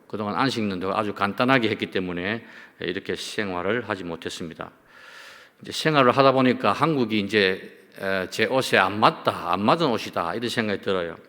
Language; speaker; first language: Korean; native; Korean